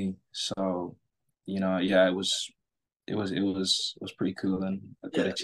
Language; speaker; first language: English; native; English